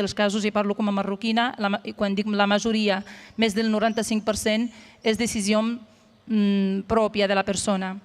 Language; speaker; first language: Catalan; non-native, fluent; Arabic